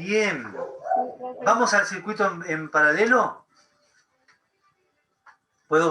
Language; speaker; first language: Spanish; native; Spanish